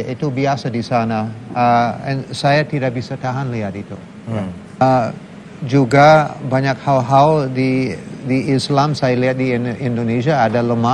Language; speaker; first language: Indonesian; non-native, learner; English